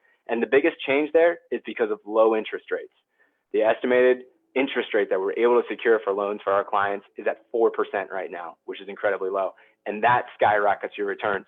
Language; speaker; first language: English; native; English